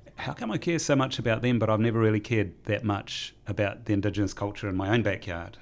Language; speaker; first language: English; native; English